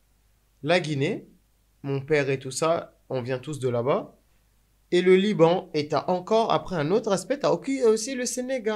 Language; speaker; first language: French; native; French